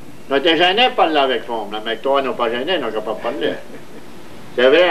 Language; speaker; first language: French; native; French